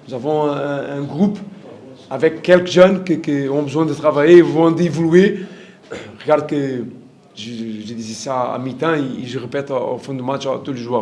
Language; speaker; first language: French; non-native, learner; Portuguese